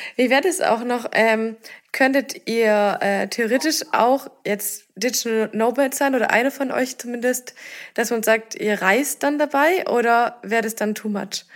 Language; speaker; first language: German; native; German